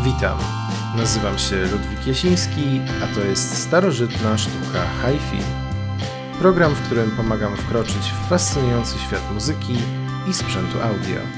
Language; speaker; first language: Polish; native; Polish